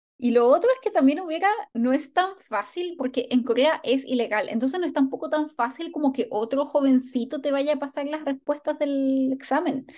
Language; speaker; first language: Spanish; native; Spanish